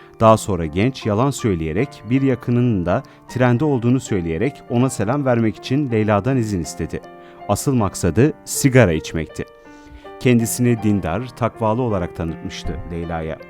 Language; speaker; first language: Turkish; native; Turkish